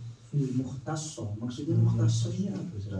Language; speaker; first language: Indonesian; native; Indonesian